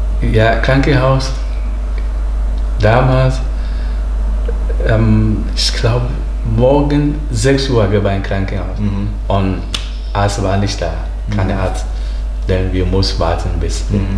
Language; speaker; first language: German; non-native, learner; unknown